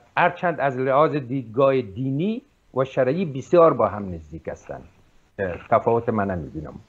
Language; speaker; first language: Persian; native; Persian